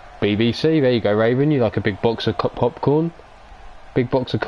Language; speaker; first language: English; native; English